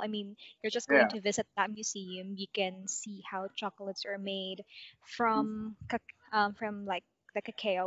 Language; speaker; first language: English; non-native, local second language; Cebuano